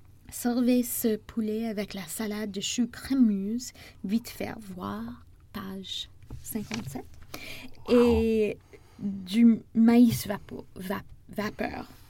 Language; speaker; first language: French; non-native, fluent; English